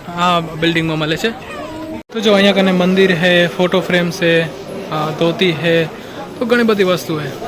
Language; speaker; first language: Gujarati; native; Gujarati